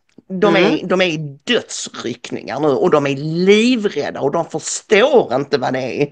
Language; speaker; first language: Swedish; native; Swedish